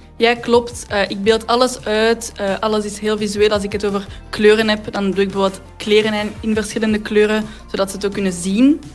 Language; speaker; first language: Dutch; native; Dutch